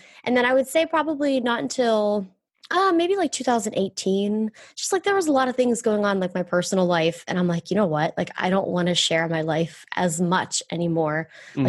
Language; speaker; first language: English; native; English